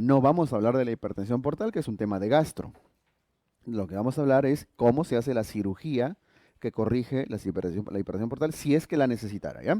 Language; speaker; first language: Spanish; native; Spanish